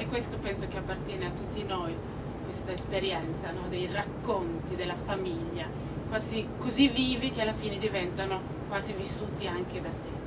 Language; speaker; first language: Italian; non-native, fluent; Spanish